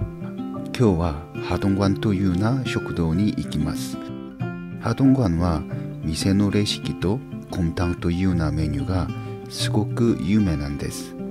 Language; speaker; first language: Japanese; non-native, learner; Korean